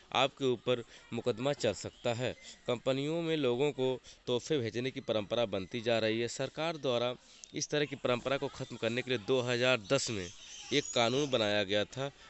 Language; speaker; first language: Hindi; native; Hindi